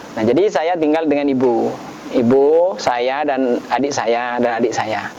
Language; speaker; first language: Indonesian; non-native, local second language; Madurese